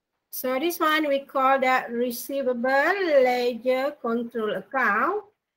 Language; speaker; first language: English; non-native, local second language; Malay